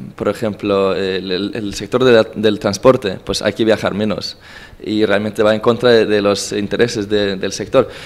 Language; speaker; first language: Spanish; non-native, fluent; Swedish